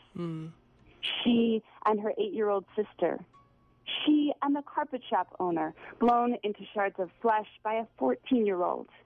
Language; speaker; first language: English; native; English